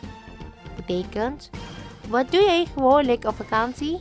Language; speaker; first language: Dutch; non-native, fluent; Indonesian